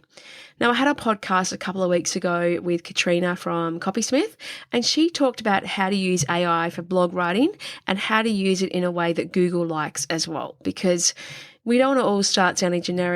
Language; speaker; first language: English; native; English